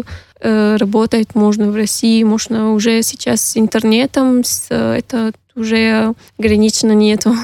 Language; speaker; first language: Russian; non-native, learner; Arabic